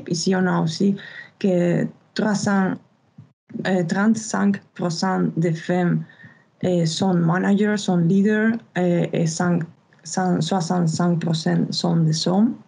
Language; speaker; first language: French; non-native, fluent; Spanish